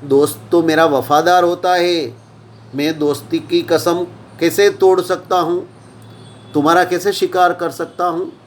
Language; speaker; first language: Hindi; non-native, local second language; Gujarati